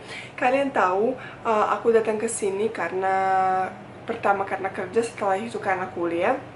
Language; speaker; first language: Indonesian; non-native, fluent; Bosnian